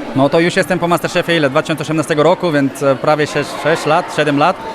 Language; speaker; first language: Polish; non-native, fluent; Romanian